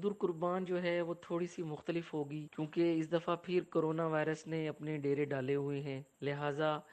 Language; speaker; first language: Urdu; non-native, local second language; Punjabi